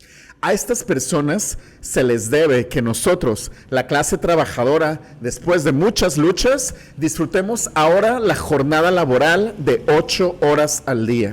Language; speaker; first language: Spanish; native; Spanish